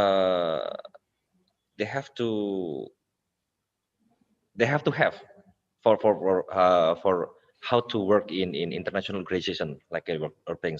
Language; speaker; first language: English; non-native, local second language; Indonesian